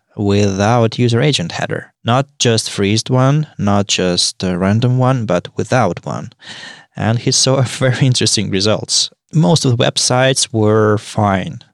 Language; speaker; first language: English; non-native, fluent; Russian